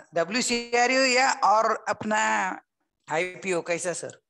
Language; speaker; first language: Hindi; non-native, local second language; Marathi